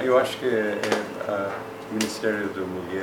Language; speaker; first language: Portuguese; non-native, fluent; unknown